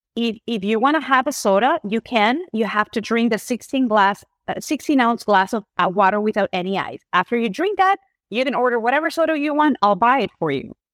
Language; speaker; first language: English; non-native, fluent; Spanish